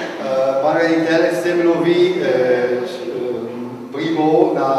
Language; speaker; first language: Czech; non-native, learner; Italian